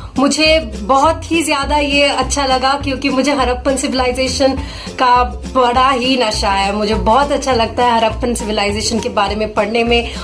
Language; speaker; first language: Hindi; non-native, local second language; Bangla